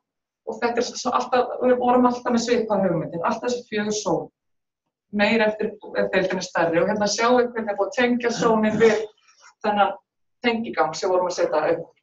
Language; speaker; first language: Icelandic; native; Icelandic